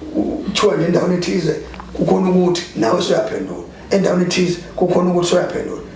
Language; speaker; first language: Zulu; native; Zulu